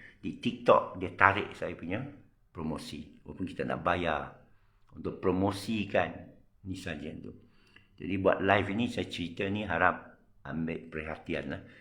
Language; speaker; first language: Malay; non-native, local second language; Chinese